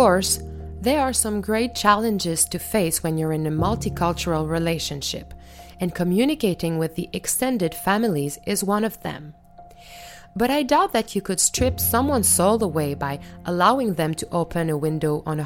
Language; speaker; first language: English; non-native, fluent; French